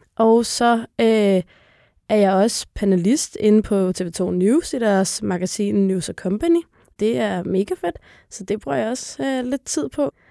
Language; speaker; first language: Danish; early bilingual, other home language; Arabic